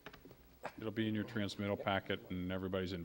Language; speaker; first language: English; native; English